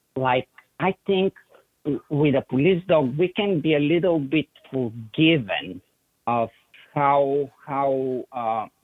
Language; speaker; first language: English; non-native, fluent; Bulgarian